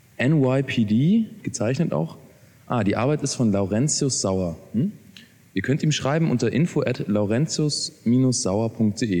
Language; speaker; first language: German; native; German